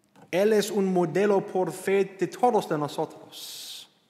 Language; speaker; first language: Spanish; non-native, learner; English